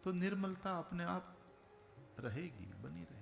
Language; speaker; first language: Hindi; non-native, local second language; Gujarati